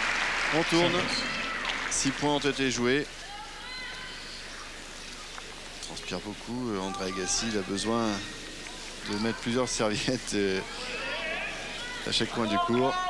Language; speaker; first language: French; native; French